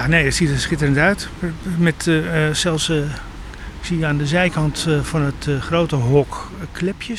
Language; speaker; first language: Dutch; native; Dutch